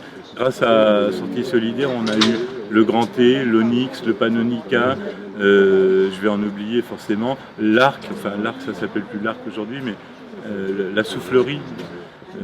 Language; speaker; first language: French; native; French